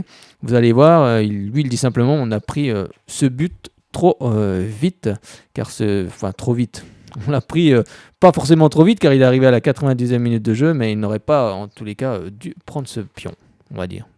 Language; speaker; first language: French; native; French